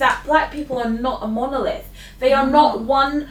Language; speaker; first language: English; native; English